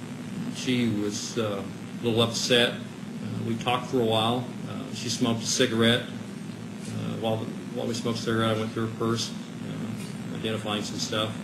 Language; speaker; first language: English; native; English